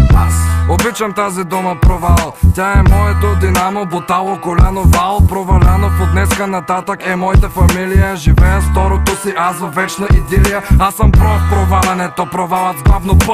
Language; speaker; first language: Bulgarian; native; Bulgarian